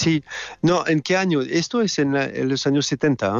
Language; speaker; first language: Spanish; non-native, learner; French